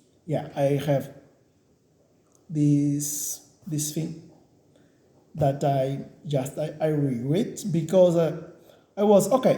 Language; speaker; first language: English; non-native, learner; Portuguese